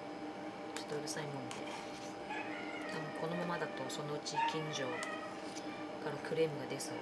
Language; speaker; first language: Japanese; native; Japanese